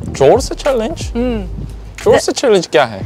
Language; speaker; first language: Hindi; non-native, learner; Korean